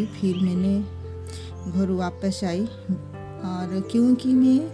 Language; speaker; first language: Hindi; non-native, local second language; Odia